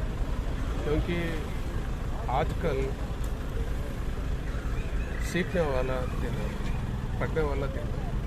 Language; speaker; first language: Hindi; non-native, local second language; Kannada